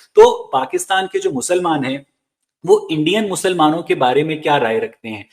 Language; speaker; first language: Urdu; native; Urdu